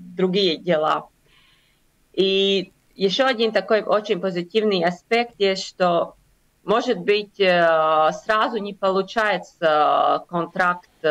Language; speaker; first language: Russian; non-native, local second language; Latvian